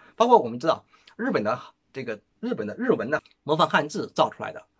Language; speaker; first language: Chinese; native; Chinese